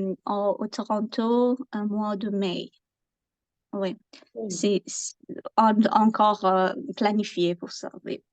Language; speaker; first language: French; non-native, learner; Persian